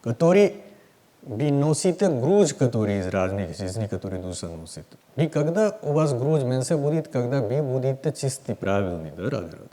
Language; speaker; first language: Russian; non-native, learner; Hindi